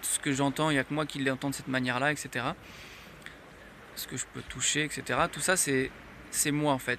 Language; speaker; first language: French; native; French